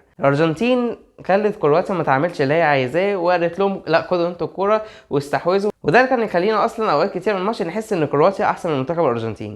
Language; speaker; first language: Arabic; native; Arabic